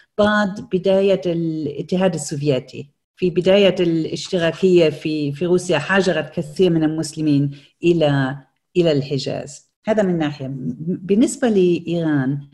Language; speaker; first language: Arabic; non-native, fluent; German